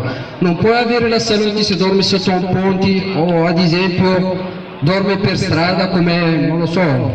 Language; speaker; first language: Italian; non-native, fluent; Arabic